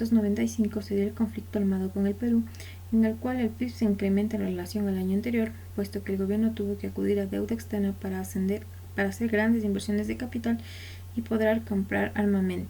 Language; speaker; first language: Spanish; native; Spanish